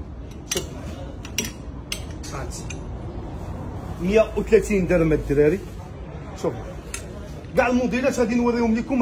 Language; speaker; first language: Arabic; native; Arabic